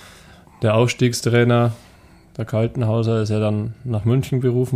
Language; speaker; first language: German; native; German